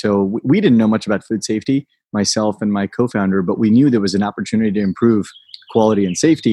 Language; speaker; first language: English; native; English